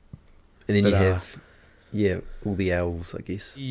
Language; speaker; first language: English; native; English